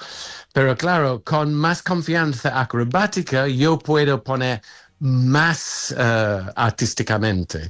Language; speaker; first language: Spanish; non-native, fluent; English